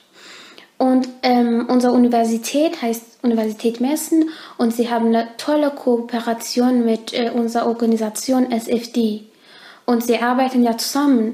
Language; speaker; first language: German; non-native, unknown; Turkish